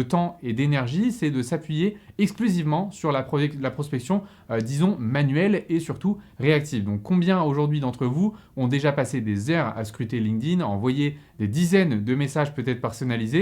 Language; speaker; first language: French; native; French